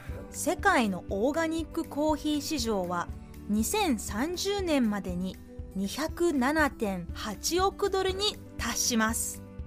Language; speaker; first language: Japanese; native; Japanese